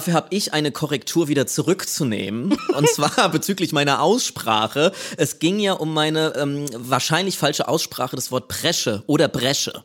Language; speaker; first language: German; native; German